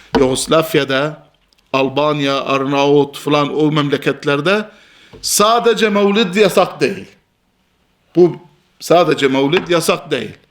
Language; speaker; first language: Turkish; non-native, fluent; Albanian